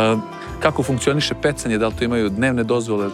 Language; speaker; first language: Croatian; native; Croatian